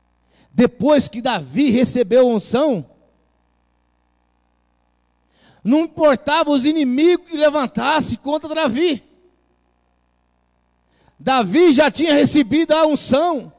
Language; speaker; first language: Portuguese; native; Portuguese